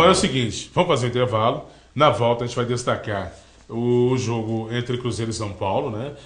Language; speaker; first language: Portuguese; native; Portuguese